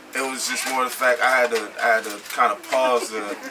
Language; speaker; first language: English; native; English